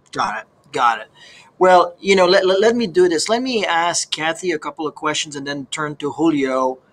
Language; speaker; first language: English; native; English